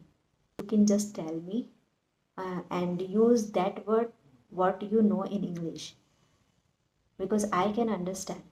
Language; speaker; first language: English; non-native, learner; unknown